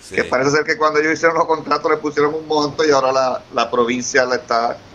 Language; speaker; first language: Spanish; native; Spanish